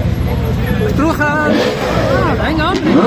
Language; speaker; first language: Spanish; native; Spanish